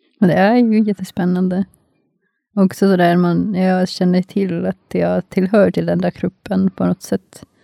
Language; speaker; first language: Swedish; non-native, local second language; Finnish